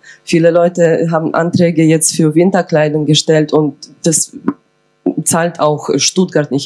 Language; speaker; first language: German; non-native, fluent; Ukrainian